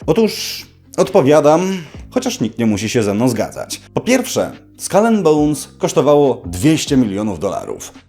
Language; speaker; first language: Polish; native; Polish